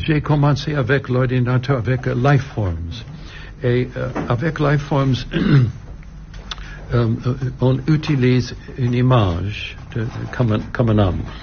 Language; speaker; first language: French; non-native, learner; English